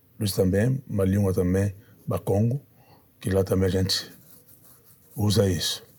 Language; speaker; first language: Portuguese; non-native, fluent; Kongo